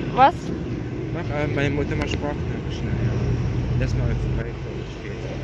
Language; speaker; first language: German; non-native, learner; Ukrainian